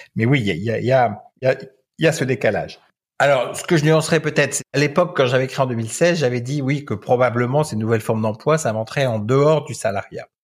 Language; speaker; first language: French; native; French